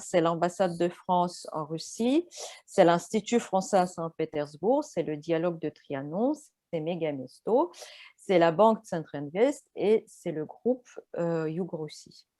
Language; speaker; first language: French; non-native, fluent; Russian